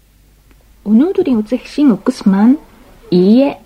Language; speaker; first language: Mongolian; non-native, fluent; Japanese